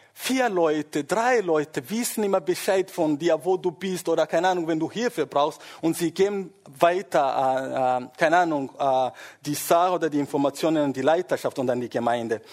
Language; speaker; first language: German; non-native, fluent; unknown